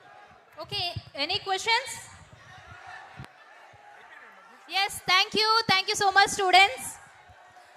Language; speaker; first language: Telugu; native; Telugu